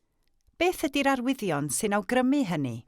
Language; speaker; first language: Welsh; native; Welsh